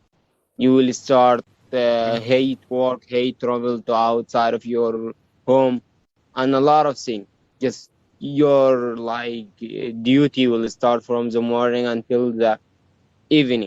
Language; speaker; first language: English; non-native, learner; Arabic